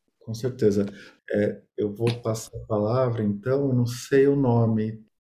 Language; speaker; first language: Portuguese; native; Portuguese